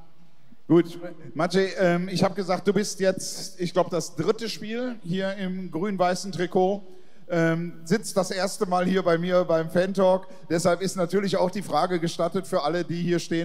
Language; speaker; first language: German; native; German